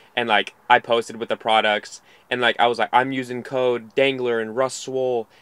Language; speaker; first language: English; native; English